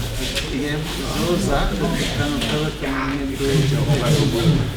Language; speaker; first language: Dutch; non-native, learner; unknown